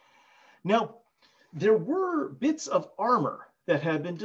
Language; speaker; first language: English; native; English